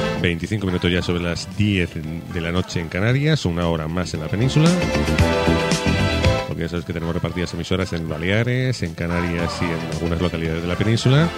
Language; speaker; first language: Spanish; native; Spanish